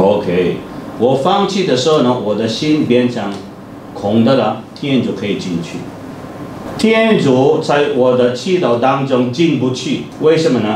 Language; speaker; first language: Chinese; non-native, fluent; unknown